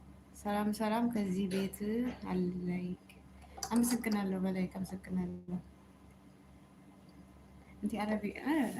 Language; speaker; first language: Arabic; non-native, learner; Amharic